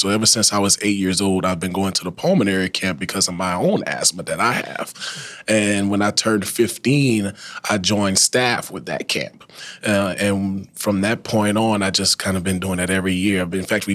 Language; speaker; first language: English; native; English